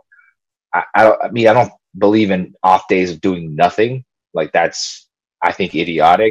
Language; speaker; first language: English; early bilingual, other home language; Spanish